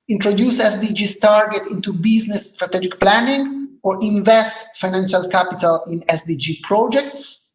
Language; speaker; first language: English; non-native, fluent; Italian